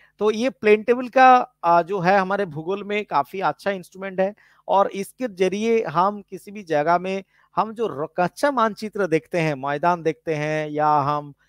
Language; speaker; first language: Hindi; non-native, local second language; Bangla